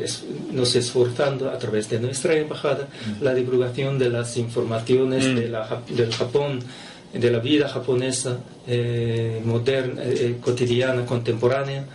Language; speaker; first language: Spanish; non-native, fluent; Japanese